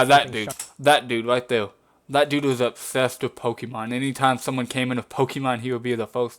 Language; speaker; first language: English; native; English